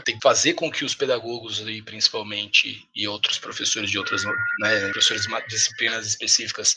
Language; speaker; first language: Portuguese; native; Portuguese